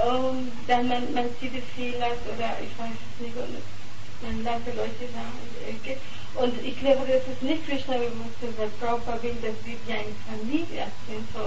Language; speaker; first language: German; non-native, learner; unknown